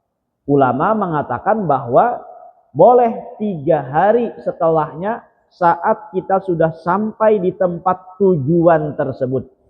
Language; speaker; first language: Indonesian; non-native, local second language; Banjar